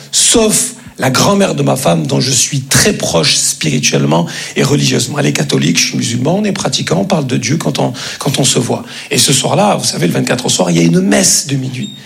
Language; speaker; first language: French; native; French